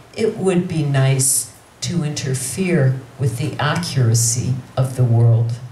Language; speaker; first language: English; native; English